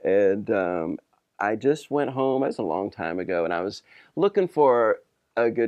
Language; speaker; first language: English; native; English